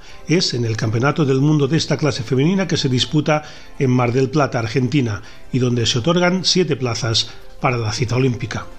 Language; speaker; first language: Spanish; native; Spanish